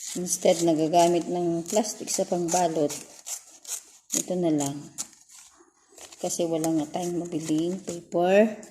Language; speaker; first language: Filipino; non-native, local second language; Iloko